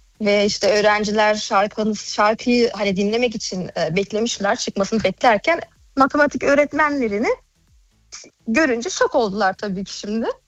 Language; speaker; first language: Turkish; early bilingual, heritage; Turkish